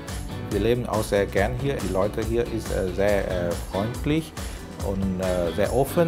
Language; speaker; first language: German; non-native, fluent; Vietnamese